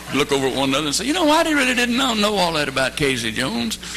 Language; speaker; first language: English; native; English